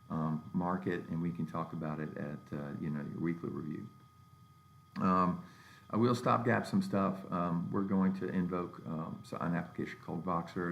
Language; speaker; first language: English; native; English